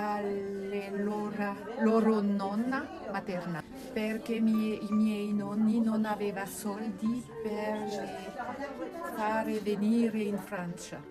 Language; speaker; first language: Italian; non-native, learner; French